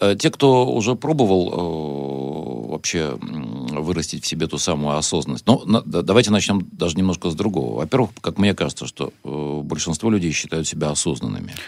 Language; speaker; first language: Russian; native; Russian